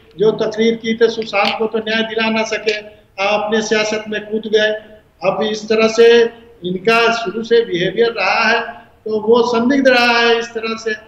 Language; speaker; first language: Hindi; native; Hindi